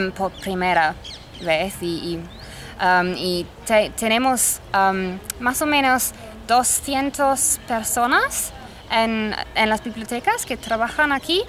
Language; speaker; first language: Spanish; non-native, fluent; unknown